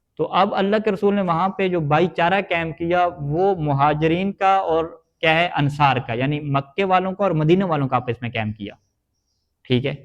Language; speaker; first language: Urdu; native; Urdu